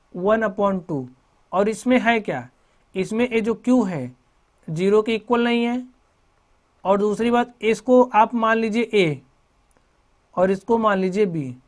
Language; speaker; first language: Hindi; native; Hindi